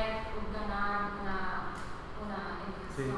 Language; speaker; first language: Spanish; early bilingual, heritage; Spanish